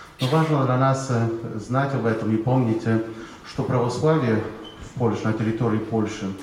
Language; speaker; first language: Russian; non-native, fluent; Polish